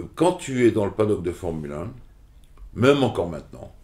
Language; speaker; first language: French; native; French